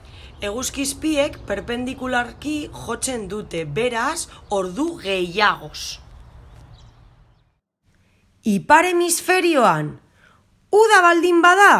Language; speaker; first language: Basque; non-native, local second language; Spanish